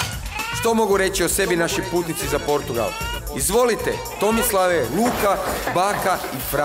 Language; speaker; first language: Serbian; native; Serbian